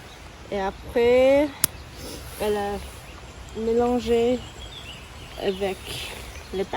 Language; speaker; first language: French; non-native, learner; English